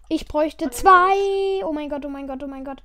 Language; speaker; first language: German; native; German